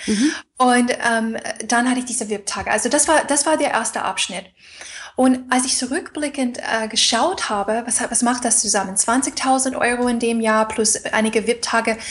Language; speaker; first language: German; non-native, fluent; English